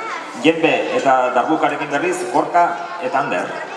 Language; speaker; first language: Basque; native; Basque